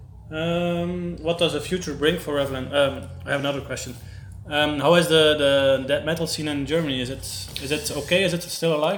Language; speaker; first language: English; non-native, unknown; Dutch